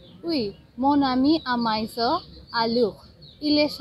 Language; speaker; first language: French; non-native, learner; Bangla